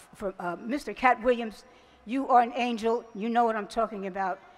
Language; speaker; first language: English; native; English